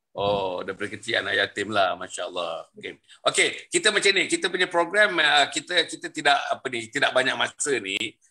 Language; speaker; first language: Malay; native; Malay